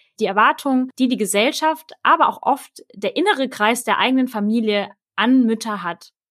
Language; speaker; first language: German; native; German